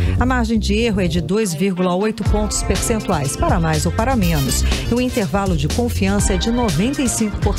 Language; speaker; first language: Portuguese; native; Portuguese